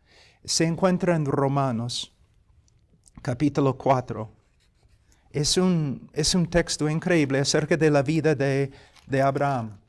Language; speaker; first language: Spanish; non-native, fluent; English